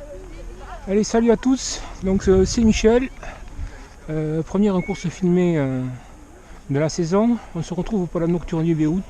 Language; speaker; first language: French; native; French